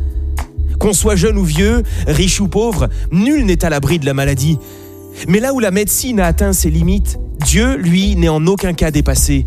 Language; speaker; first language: French; native; French